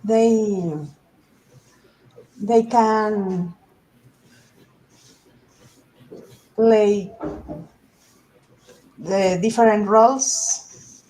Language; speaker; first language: English; non-native, learner; Spanish